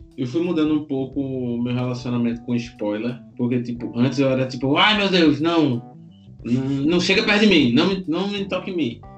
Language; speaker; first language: Portuguese; native; Portuguese